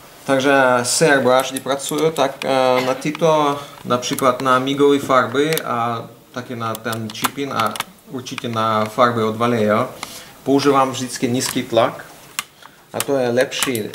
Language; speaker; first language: Czech; non-native, learner; Russian